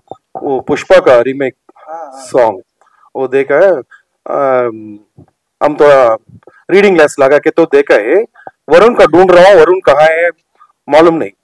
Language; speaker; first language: Hindi; non-native, local second language; Telugu